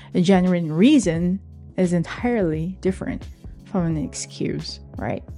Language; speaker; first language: English; non-native, local second language; Filipino